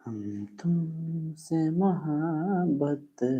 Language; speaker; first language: Hindi; non-native, local second language; Bangla